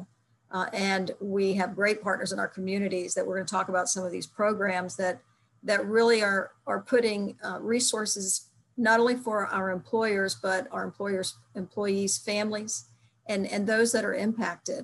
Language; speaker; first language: English; native; English